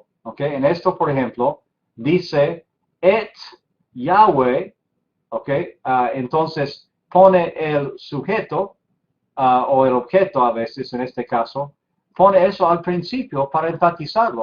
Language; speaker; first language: Spanish; non-native, fluent; English